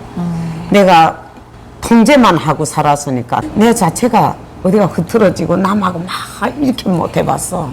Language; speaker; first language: Korean; native; Korean